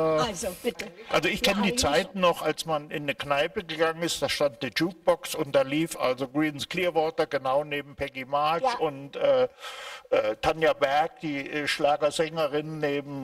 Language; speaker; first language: German; native; German